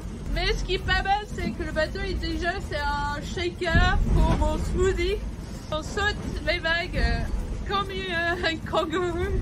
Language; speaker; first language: French; non-native, fluent; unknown